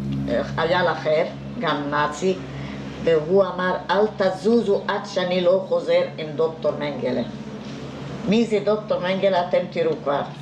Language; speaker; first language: Hebrew; non-native, fluent; Hungarian